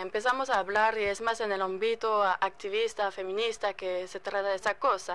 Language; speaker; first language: Spanish; non-native, fluent; French